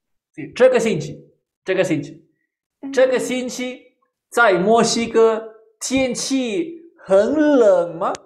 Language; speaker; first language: Chinese; non-native, fluent; Spanish